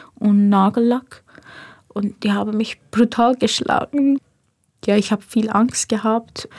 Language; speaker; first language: German; non-native, fluent; Persian